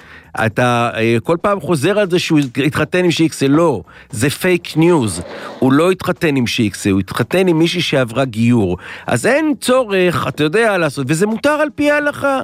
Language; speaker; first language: Hebrew; native; Hebrew